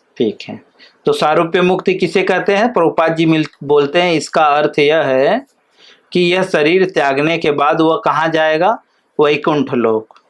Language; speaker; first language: Hindi; native; Hindi